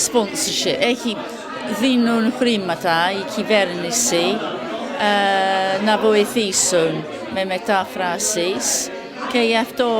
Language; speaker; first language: Greek; non-native, learner; English